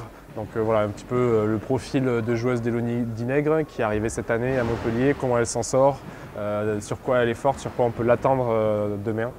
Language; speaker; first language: French; native; French